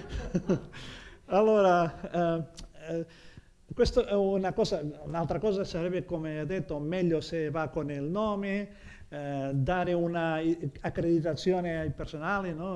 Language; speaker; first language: Italian; non-native, fluent; Catalan